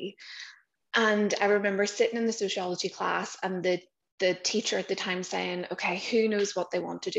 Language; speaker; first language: English; native; English